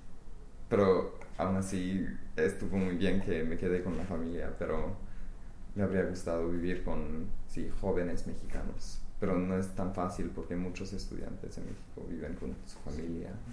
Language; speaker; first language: Spanish; non-native, fluent; English